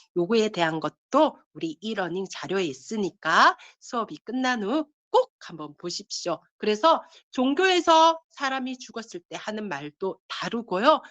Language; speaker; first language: Korean; native; Korean